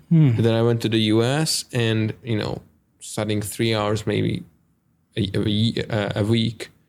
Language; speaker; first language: English; non-native, fluent; Hungarian